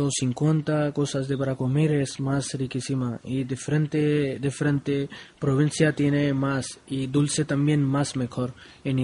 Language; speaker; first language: Spanish; non-native, learner; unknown